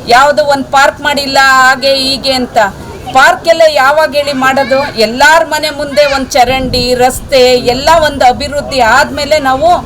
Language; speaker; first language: Kannada; native; Kannada